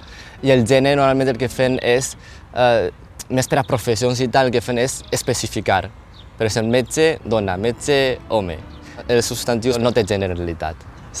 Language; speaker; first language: Catalan; non-native, local second language; Chinese